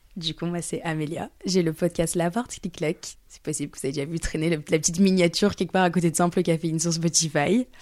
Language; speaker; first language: French; early bilingual, other home language; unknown